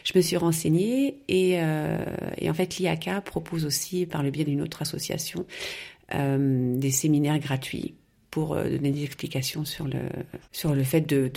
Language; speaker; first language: French; native; French